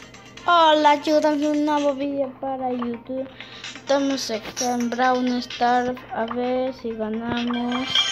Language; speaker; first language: Spanish; native; Spanish